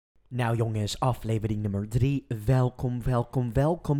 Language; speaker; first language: Dutch; non-native, fluent; English